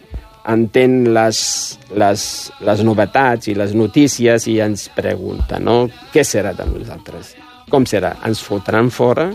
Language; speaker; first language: Catalan; early bilingual, other home language; Riffian